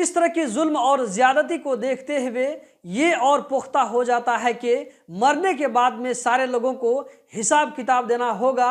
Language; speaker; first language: Hindi; native; Hindi